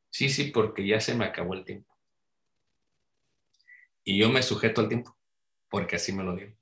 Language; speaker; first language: Spanish; native; Spanish